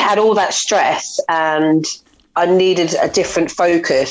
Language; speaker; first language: English; native; English